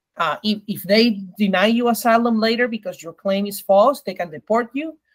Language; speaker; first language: English; early bilingual, other home language; Spanish